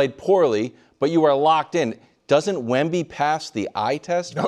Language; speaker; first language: English; native; English